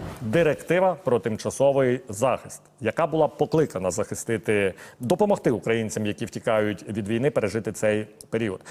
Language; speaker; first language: Ukrainian; native; Ukrainian